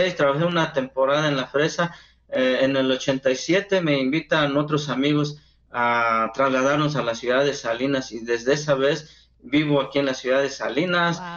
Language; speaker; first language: Spanish; non-native, local second language; Zapotec